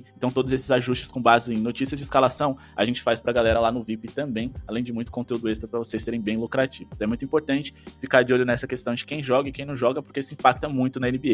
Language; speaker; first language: Portuguese; native; Portuguese